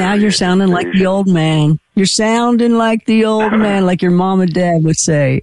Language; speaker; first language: English; native; English